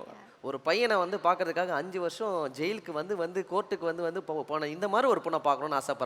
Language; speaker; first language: Tamil; native; Tamil